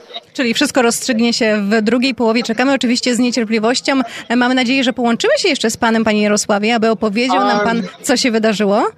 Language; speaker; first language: Polish; native; Polish